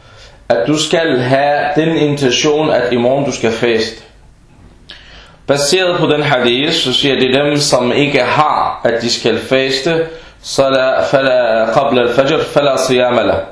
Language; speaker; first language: Danish; early bilingual, other home language; Arabic